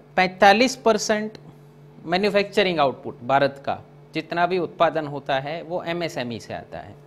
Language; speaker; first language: Hindi; non-native, local second language; Gujarati